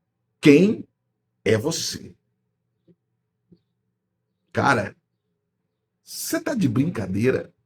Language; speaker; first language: Portuguese; native; Portuguese